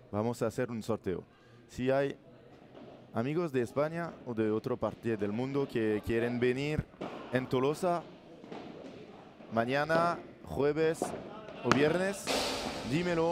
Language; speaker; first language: Spanish; non-native, learner; French